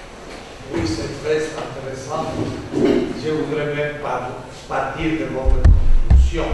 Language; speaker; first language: French; non-native, fluent; Spanish